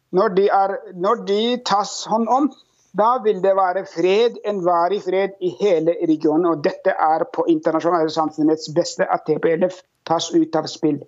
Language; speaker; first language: Norwegian; non-native, fluent; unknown